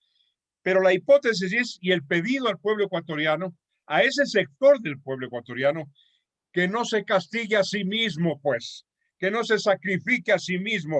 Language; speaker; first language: Spanish; native; Spanish